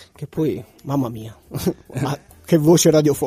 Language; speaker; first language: Italian; native; Italian